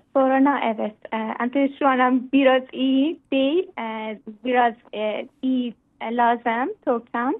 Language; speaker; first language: Turkish; non-native, learner; Persian